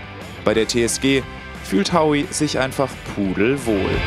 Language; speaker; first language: German; native; German